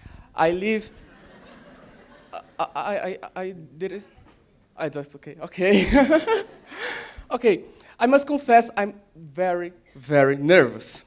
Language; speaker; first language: English; non-native, learner; Portuguese